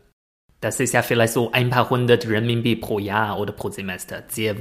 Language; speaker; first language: German; non-native, fluent; Chinese